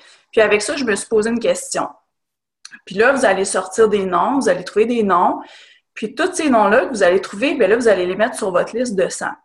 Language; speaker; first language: French; native; French